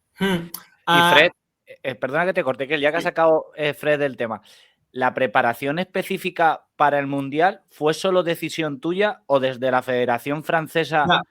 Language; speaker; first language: Spanish; native; Spanish